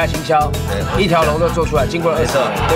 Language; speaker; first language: Chinese; native; Chinese